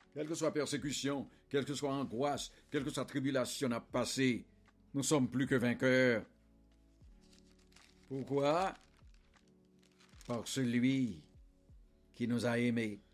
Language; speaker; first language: French; non-native, local second language; Haitian Creole